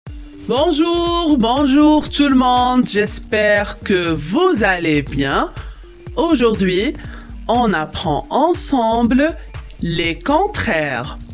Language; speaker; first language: French; non-native, local second language; Arabic